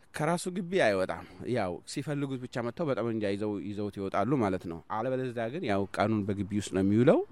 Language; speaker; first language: Amharic; non-native, local second language; Somali